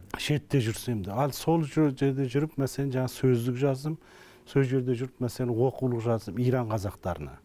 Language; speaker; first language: Kazakh; early bilingual, heritage; Kazakh